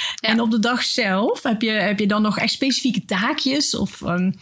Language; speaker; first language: Dutch; native; Dutch